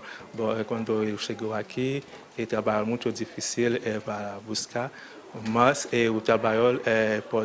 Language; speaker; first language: Portuguese; non-native, learner; Haitian Creole